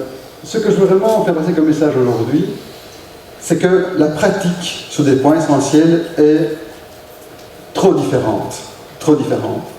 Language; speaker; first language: French; native; French